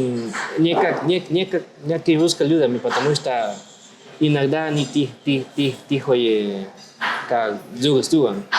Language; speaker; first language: Russian; non-native, learner; Spanish